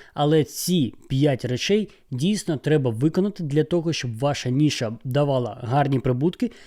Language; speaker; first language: Ukrainian; non-native, local second language; Russian